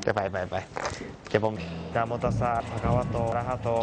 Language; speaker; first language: Thai; non-native, fluent; Japanese